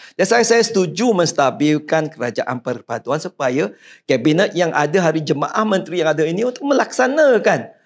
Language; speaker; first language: Malay; non-native, local second language; Chinese